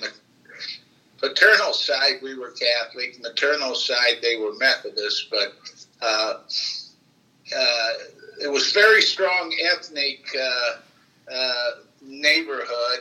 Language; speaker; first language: English; native; English